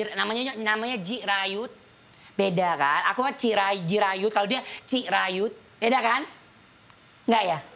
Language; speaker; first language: Indonesian; non-native, fluent; Thai